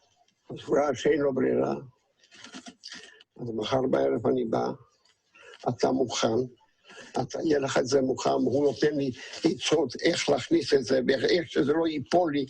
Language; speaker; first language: Hebrew; non-native, fluent; Yiddish